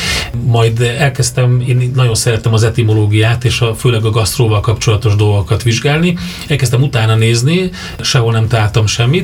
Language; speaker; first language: Hungarian; native; Hungarian